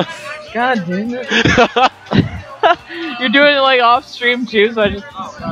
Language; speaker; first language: English; native; English